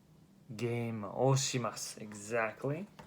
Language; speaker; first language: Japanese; non-native, fluent; English